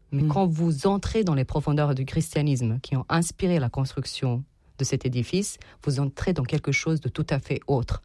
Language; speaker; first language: French; non-native, fluent; Serbian